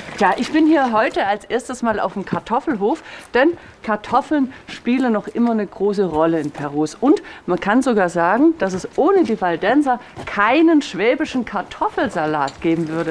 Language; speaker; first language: German; native; German